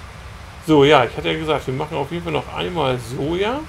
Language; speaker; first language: German; native; German